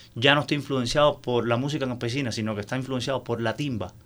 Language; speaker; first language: Spanish; native; Spanish